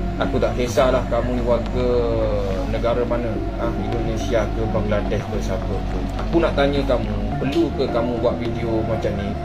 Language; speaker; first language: Malay; native; Malay